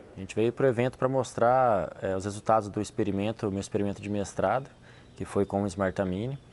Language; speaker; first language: Portuguese; native; Portuguese